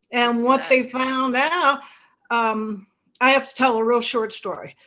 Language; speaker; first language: English; native; English